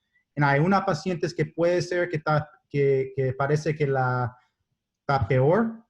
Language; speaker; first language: Spanish; non-native, learner; English